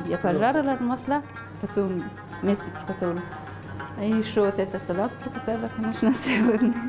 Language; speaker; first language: Russian; non-native, learner; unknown